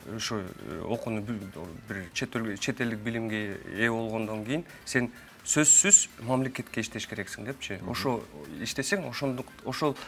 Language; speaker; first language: Kyrgyz; native; Kyrgyz